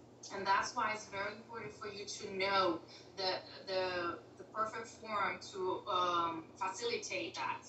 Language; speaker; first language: English; non-native, fluent; Portuguese